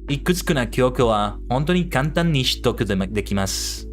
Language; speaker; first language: Japanese; non-native, learner; English